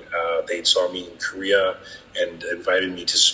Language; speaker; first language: English; native; English